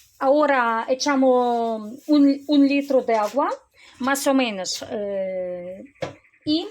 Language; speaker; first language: Spanish; non-native, learner; Ukrainian